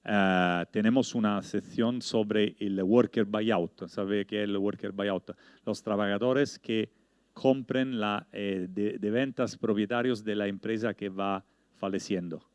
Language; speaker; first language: Spanish; non-native, learner; Italian